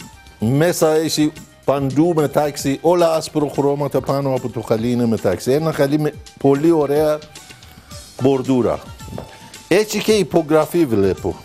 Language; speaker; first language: Greek; non-native, learner; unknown